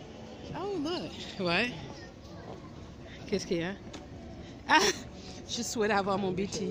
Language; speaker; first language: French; non-native, fluent; English